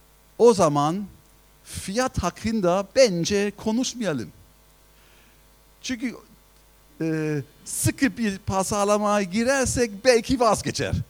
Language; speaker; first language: Turkish; non-native, fluent; German